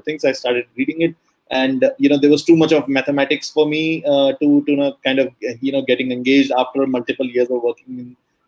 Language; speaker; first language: English; non-native, local second language; Hindi